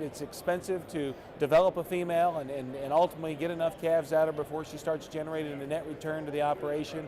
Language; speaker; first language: English; native; English